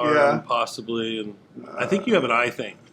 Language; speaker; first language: English; native; English